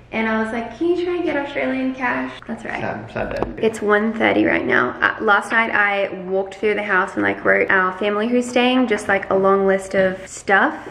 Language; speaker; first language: English; native; English